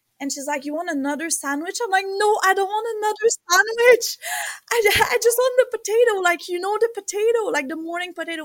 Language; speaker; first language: English; non-native, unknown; French